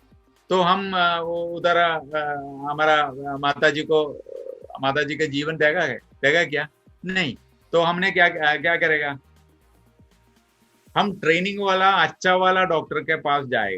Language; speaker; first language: Hindi; non-native, local second language; Malayalam